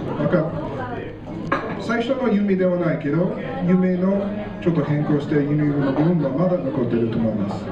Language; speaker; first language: Japanese; non-native, learner; English